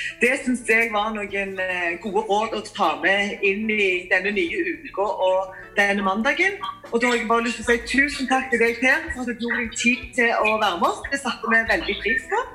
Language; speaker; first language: Norwegian; native; Norwegian